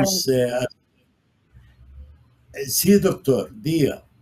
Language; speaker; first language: Spanish; non-native, fluent; Arabic